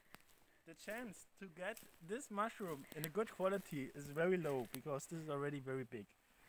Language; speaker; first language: English; non-native, learner; German